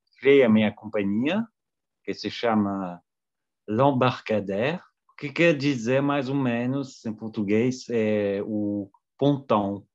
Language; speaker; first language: Portuguese; non-native, fluent; French